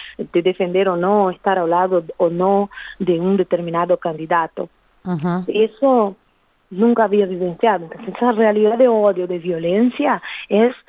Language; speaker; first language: Spanish; non-native, fluent; Portuguese